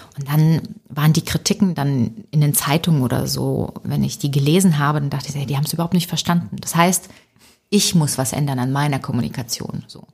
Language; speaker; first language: German; early bilingual, other home language; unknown